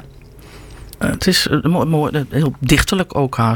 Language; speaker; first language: Dutch; native; Dutch